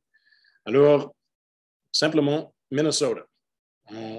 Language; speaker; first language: French; non-native, fluent; English